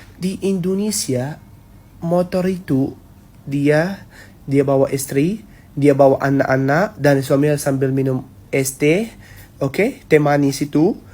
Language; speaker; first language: Indonesian; non-native, fluent; Arabic